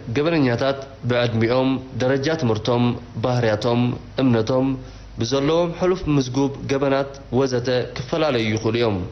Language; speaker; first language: Tigrinya; native; Tigrinya